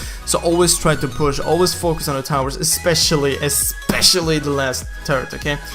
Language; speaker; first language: English; non-native, fluent; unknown